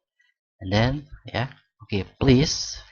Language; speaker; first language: English; non-native, learner; Indonesian